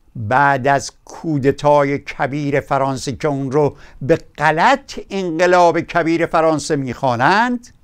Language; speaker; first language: Persian; native; Persian